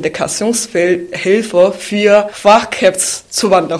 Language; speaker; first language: German; non-native, fluent; Chinese